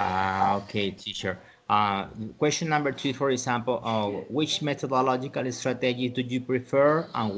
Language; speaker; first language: English; non-native, learner; Spanish